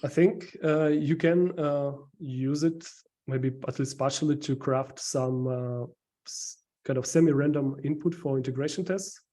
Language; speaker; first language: English; non-native, fluent; Ukrainian